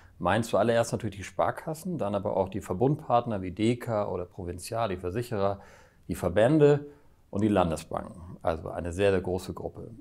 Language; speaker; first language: German; native; German